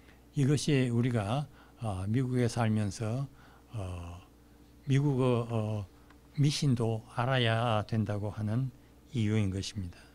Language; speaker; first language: Korean; native; Korean